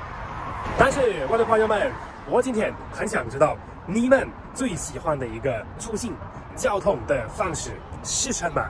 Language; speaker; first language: Chinese; non-native, fluent; German